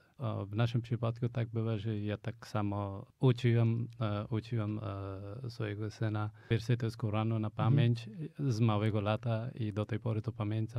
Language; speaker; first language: Polish; non-native, fluent; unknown